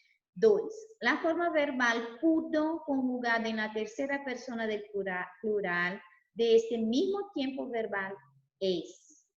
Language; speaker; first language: Spanish; non-native, fluent; Portuguese